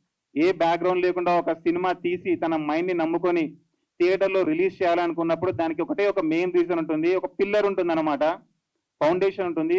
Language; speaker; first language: Telugu; native; Telugu